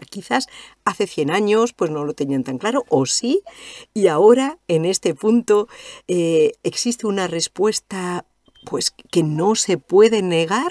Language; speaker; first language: Spanish; native; Spanish